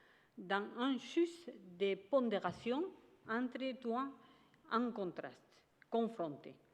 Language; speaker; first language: French; non-native, fluent; Spanish